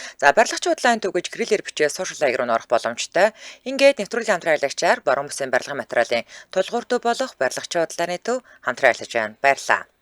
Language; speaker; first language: Mongolian; native; Mongolian